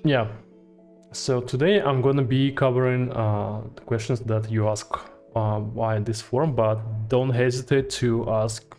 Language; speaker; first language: English; non-native, fluent; Russian